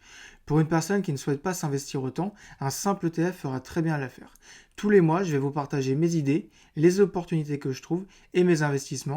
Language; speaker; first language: French; native; French